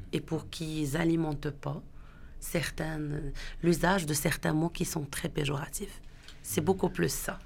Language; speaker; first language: French; non-native, local second language; Arabic